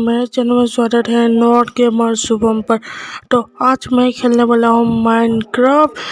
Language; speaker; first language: Hindi; non-native, local second language; Assamese